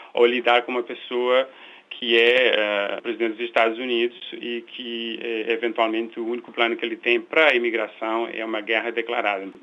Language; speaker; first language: Portuguese; non-native, local second language; Kabuverdianu